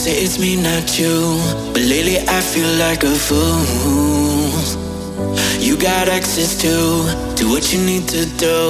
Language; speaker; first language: English; non-native, learner; Italian